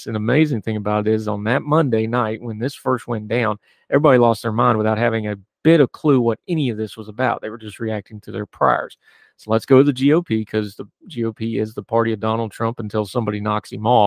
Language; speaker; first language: English; native; English